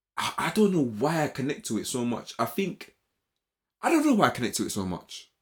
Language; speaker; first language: English; native; English